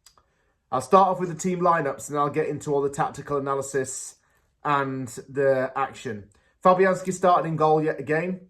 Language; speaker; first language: English; native; English